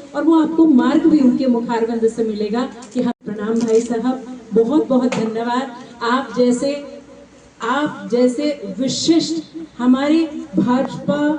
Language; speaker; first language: Hindi; non-native, local second language; Punjabi